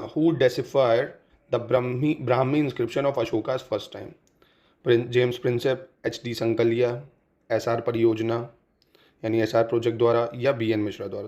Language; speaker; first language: Hindi; native; Hindi